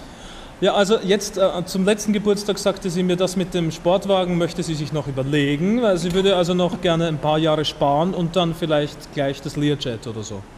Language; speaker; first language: German; native; German